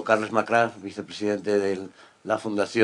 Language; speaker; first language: Spanish; native; Spanish